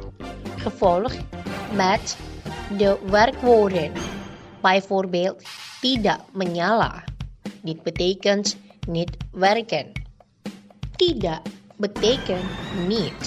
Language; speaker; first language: Dutch; non-native, learner; Indonesian